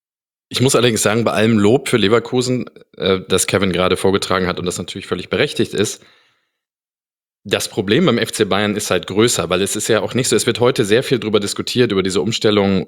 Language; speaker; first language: German; native; German